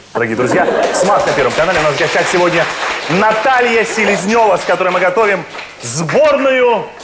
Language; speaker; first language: Russian; native; Russian